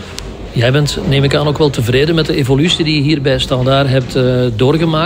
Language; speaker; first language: Dutch; native; Dutch